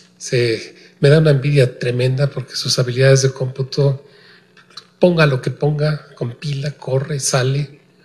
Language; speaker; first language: Spanish; native; Spanish